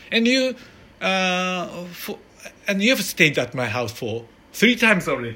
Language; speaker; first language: English; non-native, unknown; Japanese